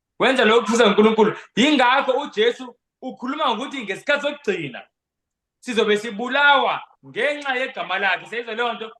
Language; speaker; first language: Zulu; non-native, local second language; Xhosa